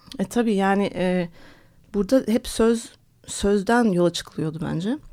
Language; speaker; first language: Turkish; early bilingual, heritage; Turkish